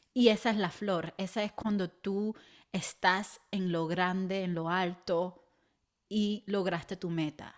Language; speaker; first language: Spanish; early bilingual, heritage; Spanish